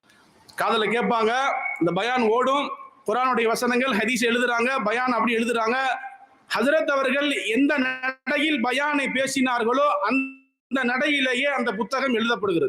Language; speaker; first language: Tamil; native; Tamil